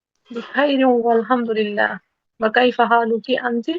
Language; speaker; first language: Arabic; non-native, learner; Kashmiri